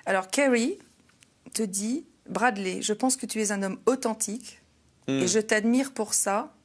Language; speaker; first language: French; native; French